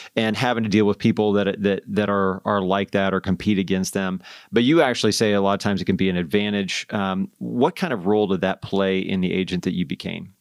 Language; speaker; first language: English; native; English